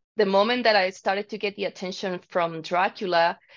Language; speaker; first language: English; non-native, fluent; Spanish